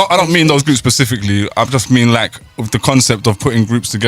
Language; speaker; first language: English; native; English